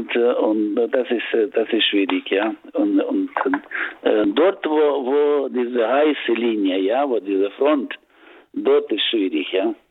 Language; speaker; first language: German; non-native, learner; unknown